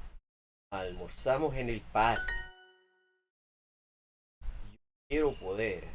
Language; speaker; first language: Spanish; non-native, fluent; English